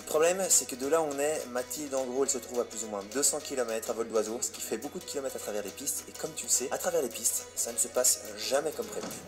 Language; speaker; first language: French; native; French